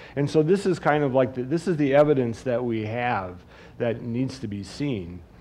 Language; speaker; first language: English; native; English